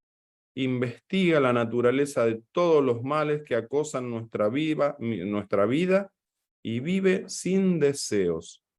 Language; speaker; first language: Spanish; native; Spanish